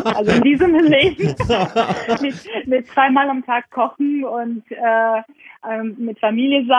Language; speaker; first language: German; non-native, fluent; Georgian